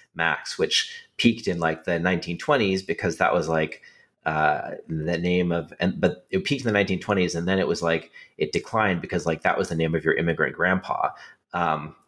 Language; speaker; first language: English; native; English